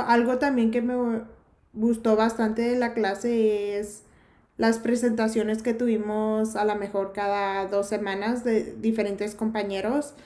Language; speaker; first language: Spanish; early bilingual, heritage; Spanish